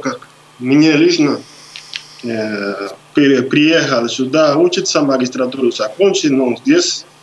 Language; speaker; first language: Russian; non-native, learner; Spanish